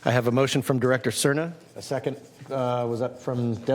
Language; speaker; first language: English; native; English